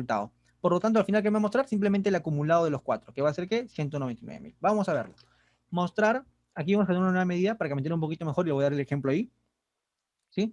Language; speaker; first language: Spanish; native; Spanish